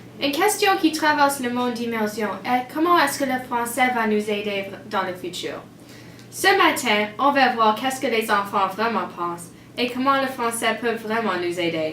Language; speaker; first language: French; non-native, learner; English